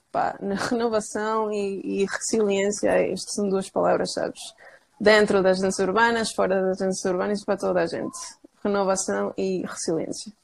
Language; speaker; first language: Portuguese; non-native, fluent; Spanish